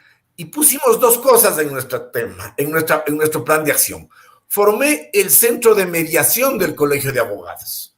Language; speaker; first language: Spanish; native; Spanish